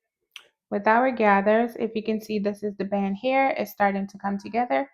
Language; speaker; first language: English; native; English